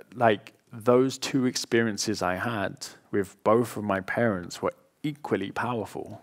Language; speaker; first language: English; native; English